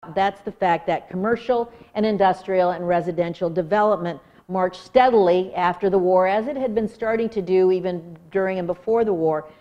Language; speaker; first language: English; native; English